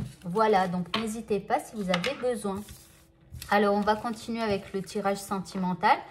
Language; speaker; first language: French; native; French